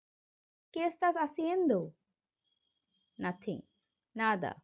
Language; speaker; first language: Spanish; non-native, fluent; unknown